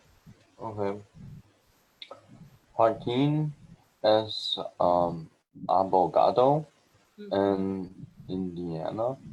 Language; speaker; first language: Spanish; non-native, learner; English